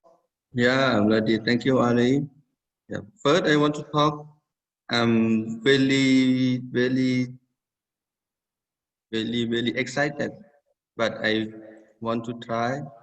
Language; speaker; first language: English; non-native, learner; Thai